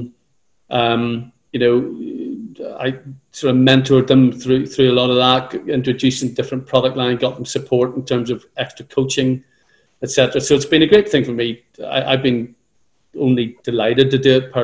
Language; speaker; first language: English; native; English